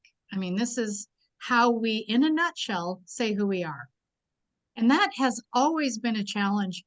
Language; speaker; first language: English; native; English